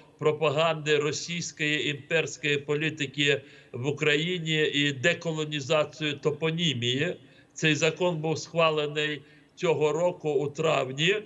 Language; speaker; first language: Ukrainian; non-native, local second language; Crimean Tatar